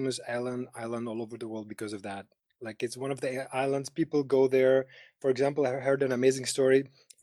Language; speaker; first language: English; non-native, fluent; Greek